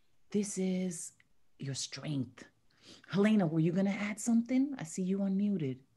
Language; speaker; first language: English; early bilingual, other home language; Spanish